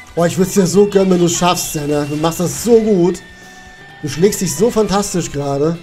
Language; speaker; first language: German; native; German